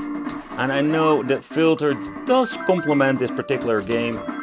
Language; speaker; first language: English; non-native, fluent; Dutch